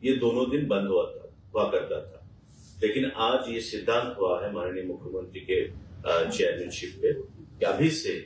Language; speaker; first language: Hindi; non-native, local second language; Bangla